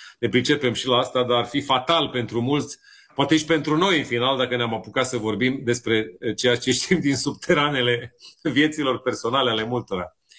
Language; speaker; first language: Romanian; native; Romanian